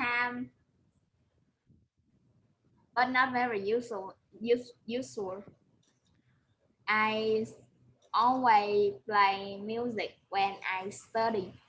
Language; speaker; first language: English; non-native, learner; Vietnamese